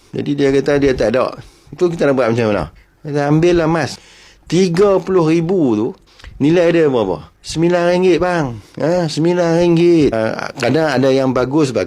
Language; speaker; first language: Malay; native; Malay